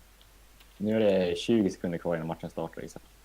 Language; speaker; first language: Swedish; native; Swedish